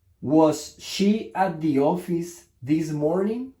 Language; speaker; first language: English; non-native, fluent; Spanish